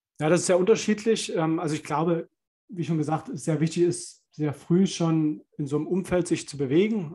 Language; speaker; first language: German; native; German